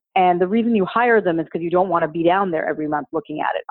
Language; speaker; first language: English; native; English